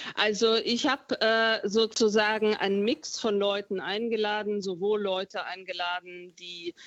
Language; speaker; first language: German; early bilingual, other home language; Romanian